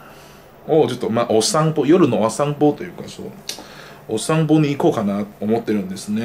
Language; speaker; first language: Japanese; native; Japanese